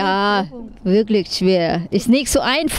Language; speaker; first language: German; non-native, learner; Thai